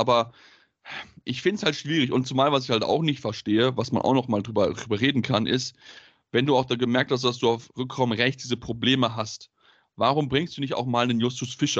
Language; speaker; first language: German; native; German